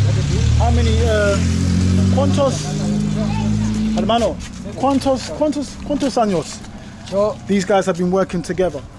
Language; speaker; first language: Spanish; non-native, learner; English